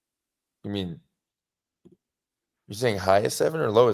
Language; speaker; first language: English; native; English